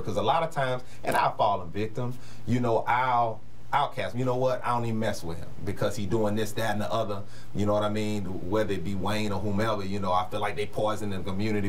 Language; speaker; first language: English; native; English